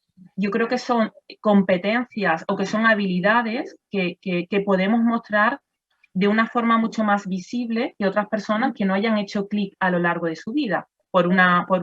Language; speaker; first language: Spanish; native; Spanish